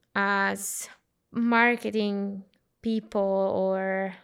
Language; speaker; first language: English; non-native, fluent; Italian